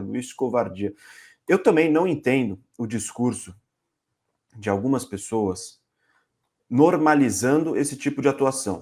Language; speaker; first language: Portuguese; native; Portuguese